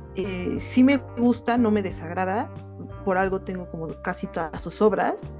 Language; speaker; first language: Spanish; native; Spanish